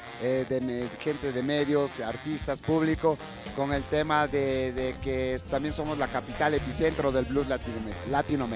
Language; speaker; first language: Spanish; native; Spanish